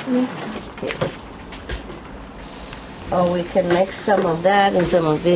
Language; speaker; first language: English; non-native, fluent; Vietnamese